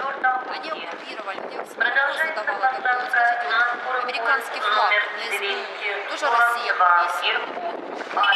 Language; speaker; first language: Russian; native; Russian